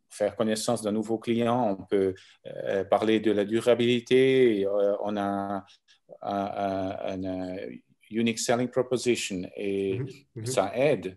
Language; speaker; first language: French; non-native, local second language; German